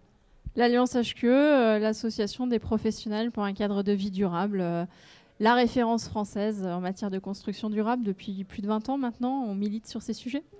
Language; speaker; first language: French; native; French